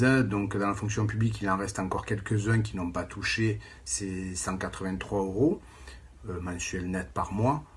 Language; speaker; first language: French; native; French